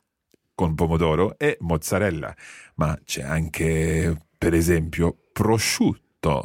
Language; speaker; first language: Italian; non-native, fluent; English